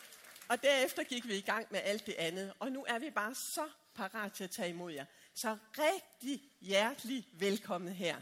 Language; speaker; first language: Danish; native; Danish